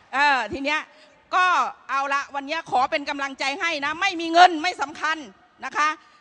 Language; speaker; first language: Thai; native; Thai